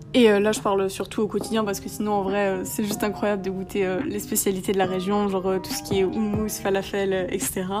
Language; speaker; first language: French; native; French